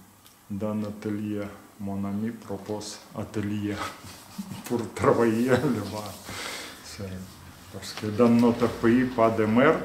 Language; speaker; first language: French; non-native, learner; Belarusian